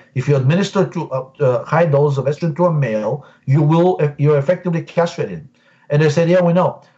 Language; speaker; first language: English; non-native, fluent; Bulgarian